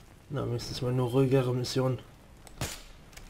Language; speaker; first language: German; native; German